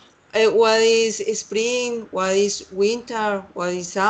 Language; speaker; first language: English; non-native, learner; Spanish